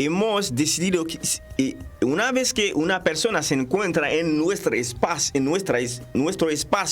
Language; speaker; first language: Spanish; non-native, fluent; Haitian Creole